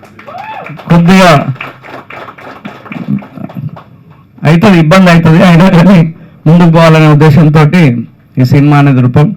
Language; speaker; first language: Telugu; native; Telugu